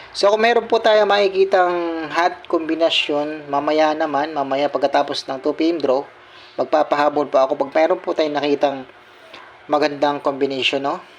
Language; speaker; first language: Filipino; non-native, local second language; Cebuano